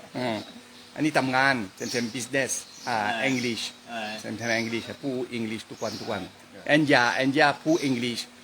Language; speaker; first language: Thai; non-native, learner; French